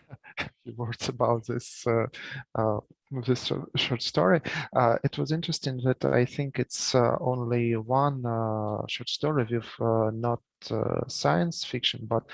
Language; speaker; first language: English; non-native, learner; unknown